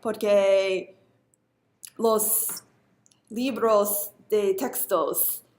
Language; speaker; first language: Spanish; non-native, learner; English